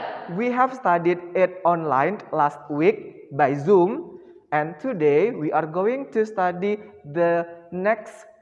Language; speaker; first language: English; non-native, fluent; Indonesian